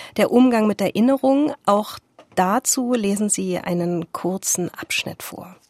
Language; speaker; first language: German; native; German